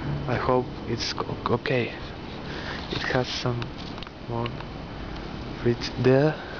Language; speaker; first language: English; non-native, learner; Spanish